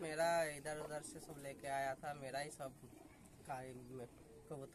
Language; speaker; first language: Hindi; non-native, local second language; Bangla